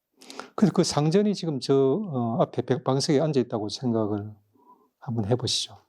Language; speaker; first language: Korean; native; Korean